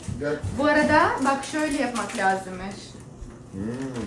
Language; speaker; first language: Turkish; non-native, fluent; Ukrainian